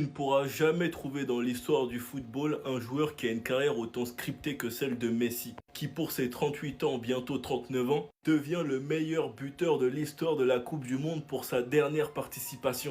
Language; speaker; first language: French; native; French